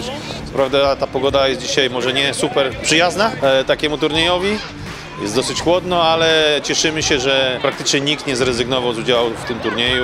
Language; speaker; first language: Polish; native; Polish